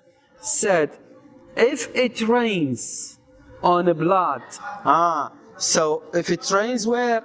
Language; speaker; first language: English; non-native, fluent; Arabic